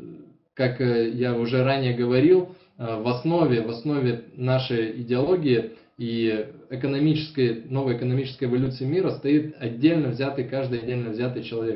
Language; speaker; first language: Russian; native; Russian